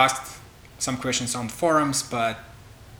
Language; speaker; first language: English; non-native, fluent; Russian